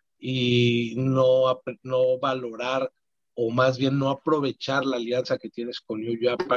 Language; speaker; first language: Spanish; native; Spanish